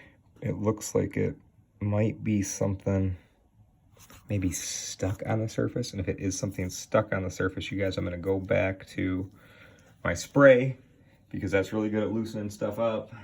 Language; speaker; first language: English; native; English